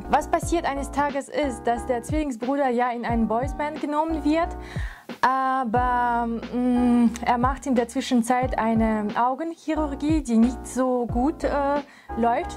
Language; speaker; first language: German; non-native, fluent; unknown